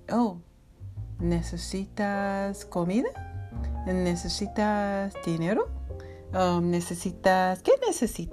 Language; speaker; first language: Spanish; non-native, learner; English